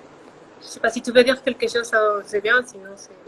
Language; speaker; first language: French; non-native, fluent; Spanish